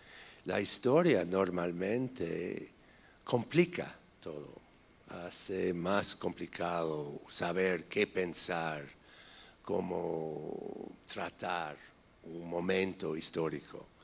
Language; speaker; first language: Spanish; non-native, fluent; English